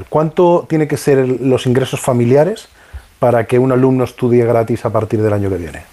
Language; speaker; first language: Spanish; native; Spanish